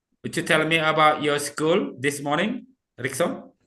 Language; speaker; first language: English; non-native, fluent; Indonesian